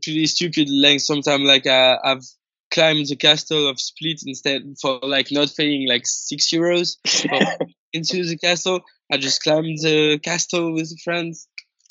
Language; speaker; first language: English; non-native, fluent; French